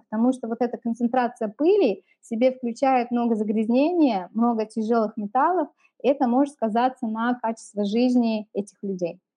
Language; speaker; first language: Russian; native; Russian